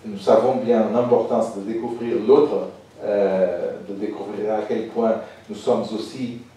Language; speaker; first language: French; non-native, fluent; Portuguese